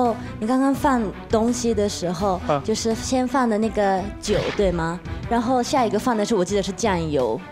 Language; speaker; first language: Chinese; non-native, fluent; Japanese